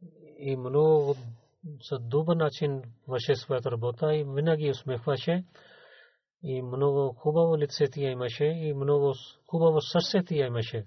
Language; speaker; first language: Bulgarian; non-native, learner; Urdu